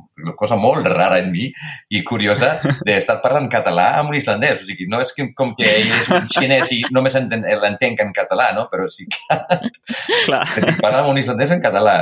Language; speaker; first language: Catalan; non-native, fluent; Icelandic